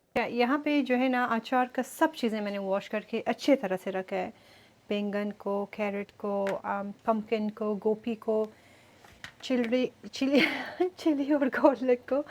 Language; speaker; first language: Urdu; native; Urdu